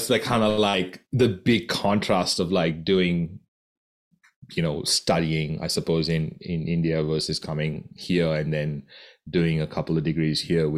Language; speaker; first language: English; non-native, local second language; Konkani